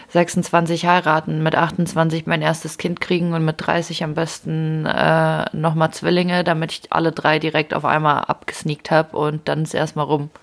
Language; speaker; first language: German; early bilingual, other home language; Ukrainian